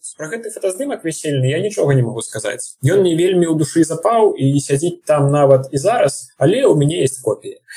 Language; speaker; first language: Belarusian; non-native, local second language; Russian